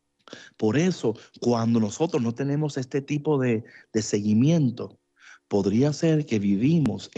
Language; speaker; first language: Spanish; native; Spanish